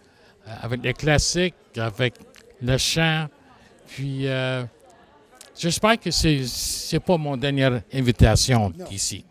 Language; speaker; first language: French; non-native, local second language; English